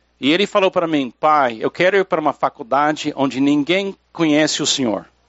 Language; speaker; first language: Portuguese; non-native, fluent; English